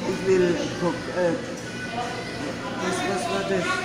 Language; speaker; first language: English; non-native, learner; German